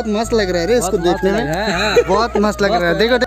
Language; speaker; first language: Hindi; non-native, local second language; Bangla